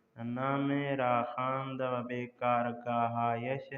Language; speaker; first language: Persian; non-native, fluent; Urdu